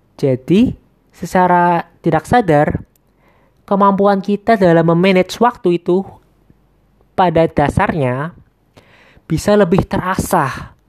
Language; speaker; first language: Indonesian; native; Indonesian